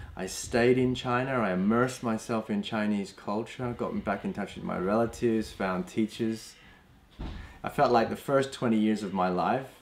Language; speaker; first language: English; native; English